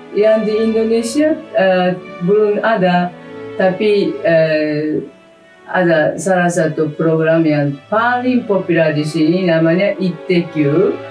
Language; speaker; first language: Indonesian; non-native, fluent; Japanese